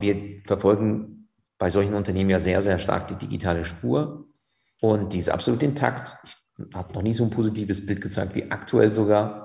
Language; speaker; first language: German; native; German